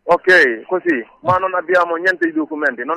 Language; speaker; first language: Italian; non-native, learner; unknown